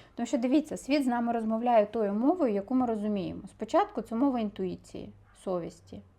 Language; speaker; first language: Ukrainian; non-native, local second language; Russian